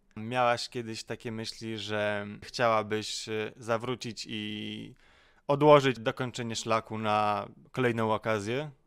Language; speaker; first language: Polish; native; Polish